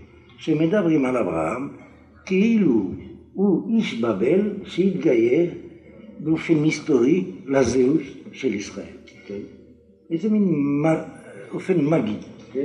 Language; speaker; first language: Hebrew; non-native, fluent; French